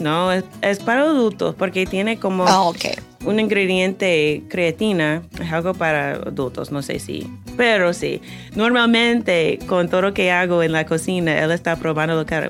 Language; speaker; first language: Spanish; non-native, fluent; English